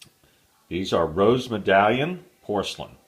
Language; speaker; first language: English; native; English